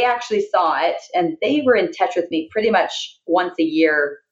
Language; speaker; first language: English; native; English